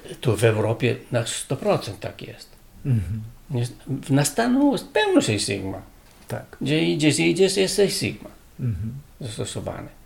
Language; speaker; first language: Polish; non-native, learner; Italian